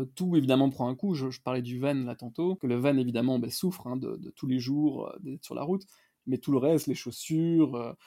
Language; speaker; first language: French; native; French